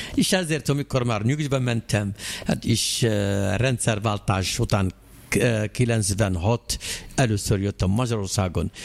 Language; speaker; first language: Hungarian; non-native, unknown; Arabic